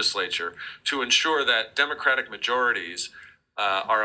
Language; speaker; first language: English; native; English